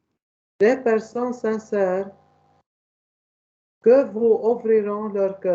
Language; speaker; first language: French; non-native, learner; Arabic